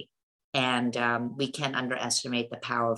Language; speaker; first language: English; non-native, local second language; Cantonese